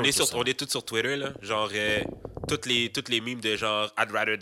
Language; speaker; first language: French; native; French